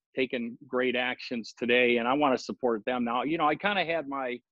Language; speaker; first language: English; native; English